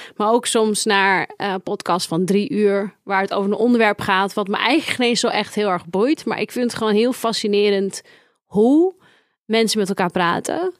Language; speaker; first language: Dutch; native; Dutch